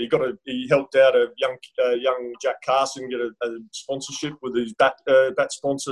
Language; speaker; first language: English; native; English